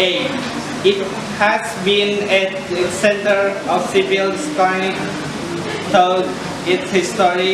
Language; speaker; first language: English; non-native, learner; Indonesian